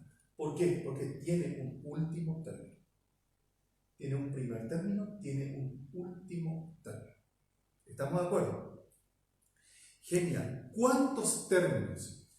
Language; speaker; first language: Spanish; native; Spanish